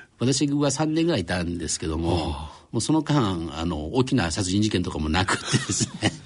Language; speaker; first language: Japanese; native; Japanese